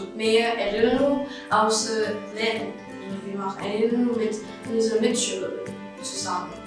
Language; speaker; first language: German; non-native, learner; Korean